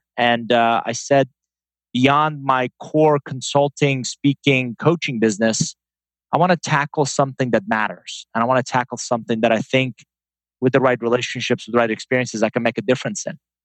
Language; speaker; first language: English; non-native, fluent; Persian